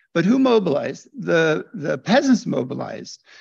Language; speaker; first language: English; native; English